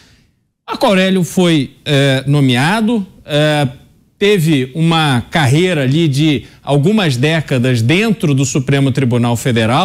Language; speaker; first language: Portuguese; native; Portuguese